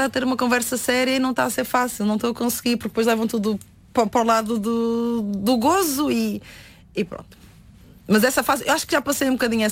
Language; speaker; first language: Portuguese; native; Portuguese